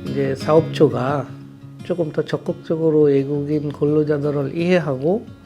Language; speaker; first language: Korean; non-native, fluent; Bangla